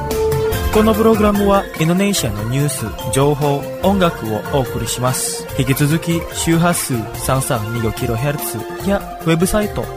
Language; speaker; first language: Japanese; non-native, fluent; Indonesian